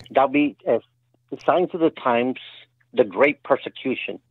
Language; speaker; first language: English; native; English